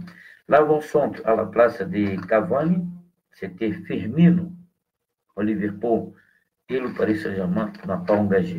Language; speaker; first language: French; non-native, fluent; Portuguese